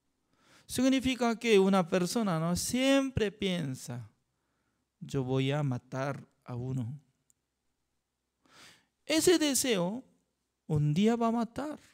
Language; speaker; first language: Spanish; non-native, fluent; Korean